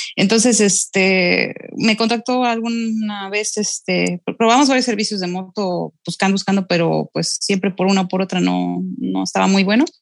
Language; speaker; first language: Spanish; native; Spanish